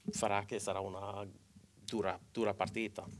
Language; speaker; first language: Italian; non-native, local second language; Swedish